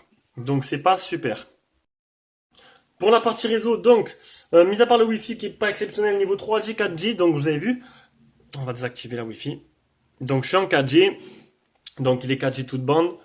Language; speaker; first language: French; native; French